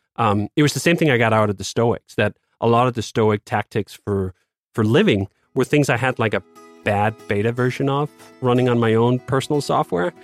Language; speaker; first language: English; non-native, fluent; Danish